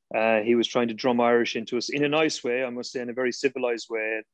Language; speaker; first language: English; native; English